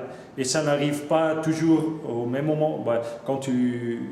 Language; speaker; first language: French; non-native, local second language; Dutch